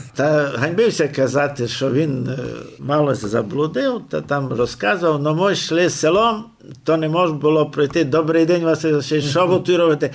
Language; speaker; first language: Ukrainian; native; Ukrainian